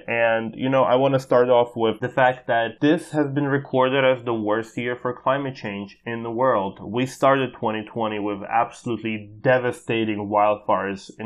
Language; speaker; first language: English; native; English